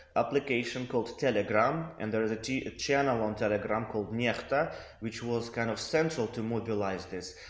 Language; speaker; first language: English; non-native, fluent; Russian